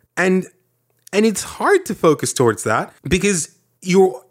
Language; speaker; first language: English; non-native, fluent; Lithuanian